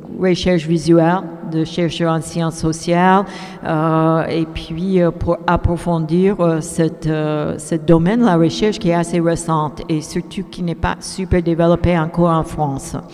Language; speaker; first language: French; non-native, fluent; English